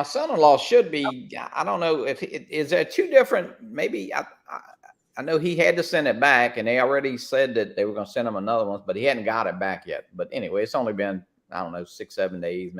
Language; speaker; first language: English; native; English